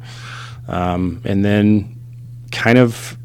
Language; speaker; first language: English; native; English